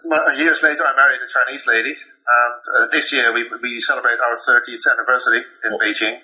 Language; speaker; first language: English; non-native, fluent; Dutch